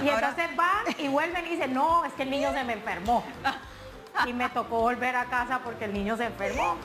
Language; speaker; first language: Spanish; native; Spanish